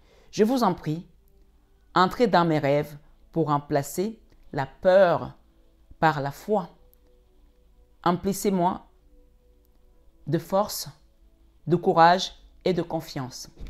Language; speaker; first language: French; native; French